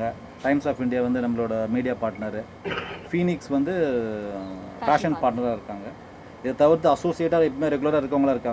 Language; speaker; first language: Tamil; native; Tamil